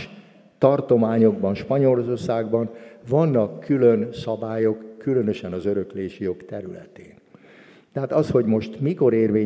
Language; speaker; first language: Hungarian; native; Hungarian